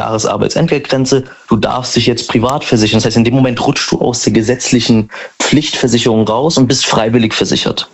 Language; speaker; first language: German; native; German